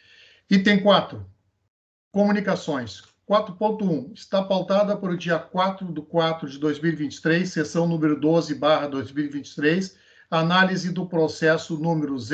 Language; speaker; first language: Portuguese; native; Portuguese